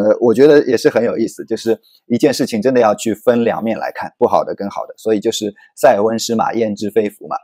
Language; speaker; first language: Chinese; native; Chinese